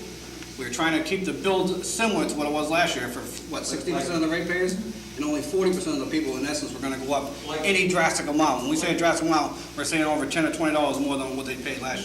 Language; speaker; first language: English; native; English